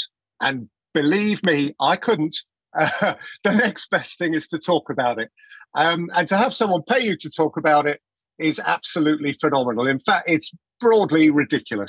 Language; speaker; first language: English; native; English